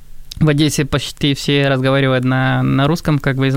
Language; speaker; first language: Russian; non-native, fluent; Spanish